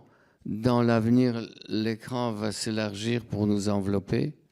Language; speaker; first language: French; non-native, fluent; Polish